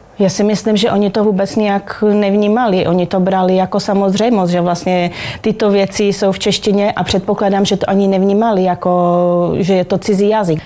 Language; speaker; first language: Czech; native; Czech